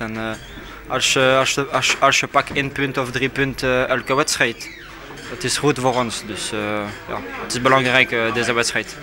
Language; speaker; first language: Dutch; non-native, learner; French